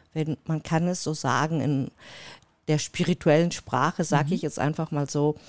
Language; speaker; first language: German; native; German